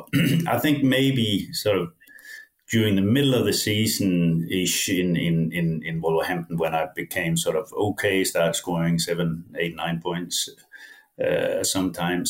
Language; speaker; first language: English; non-native, fluent; Danish